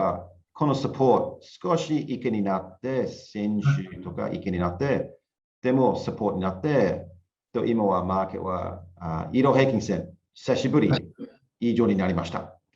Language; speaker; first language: Japanese; non-native, learner; English